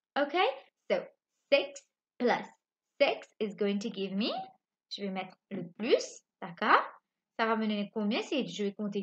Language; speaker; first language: French; non-native, local second language; Morisyen